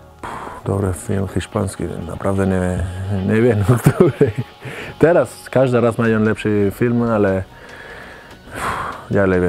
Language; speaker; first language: Polish; non-native, learner; Spanish